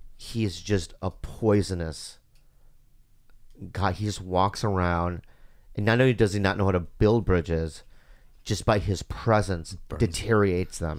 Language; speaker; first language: English; native; English